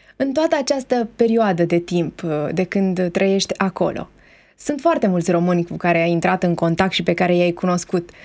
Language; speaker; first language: Romanian; native; Romanian